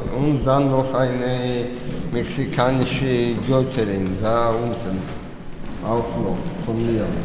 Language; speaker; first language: German; non-native, learner; Spanish